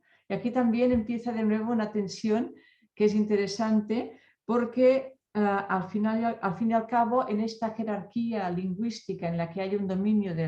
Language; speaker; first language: Spanish; native; Spanish